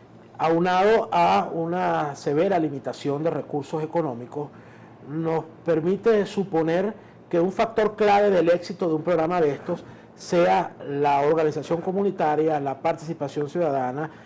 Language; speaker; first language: Spanish; native; Spanish